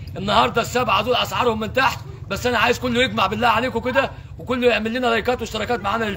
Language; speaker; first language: Arabic; native; Arabic